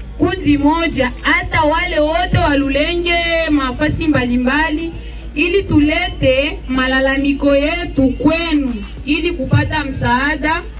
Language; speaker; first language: Swahili; native; Swahili